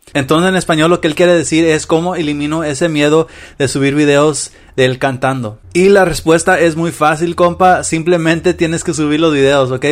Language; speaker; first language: Spanish; early bilingual, heritage; Spanish